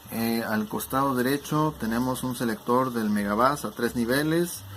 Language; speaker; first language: Spanish; native; Spanish